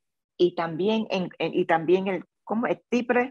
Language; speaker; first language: Spanish; early bilingual, other home language; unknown